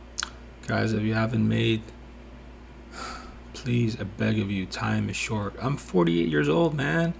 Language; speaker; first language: English; native; English